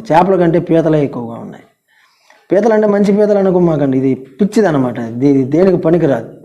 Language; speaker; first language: Telugu; non-native, local second language; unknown